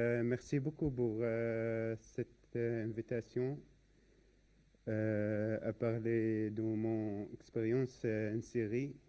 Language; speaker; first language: French; non-native, learner; Arabic